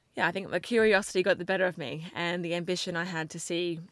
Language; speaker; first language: English; native; English